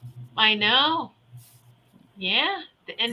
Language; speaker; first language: English; native; English